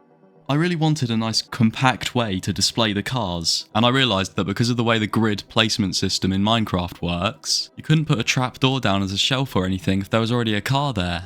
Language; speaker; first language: English; native; English